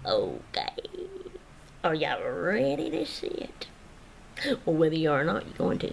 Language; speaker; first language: English; native; English